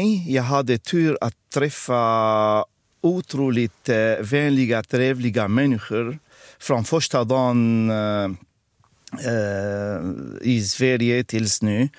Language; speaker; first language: Swedish; non-native, fluent; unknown